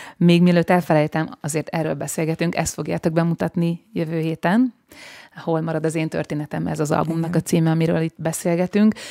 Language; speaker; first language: Hungarian; native; Hungarian